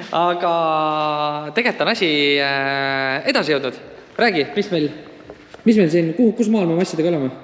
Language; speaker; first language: Estonian; native; Estonian